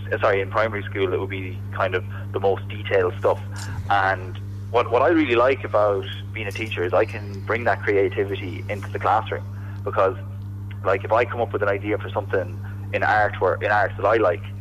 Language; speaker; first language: English; native; English